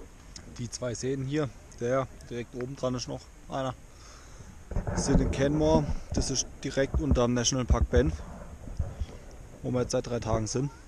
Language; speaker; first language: German; native; German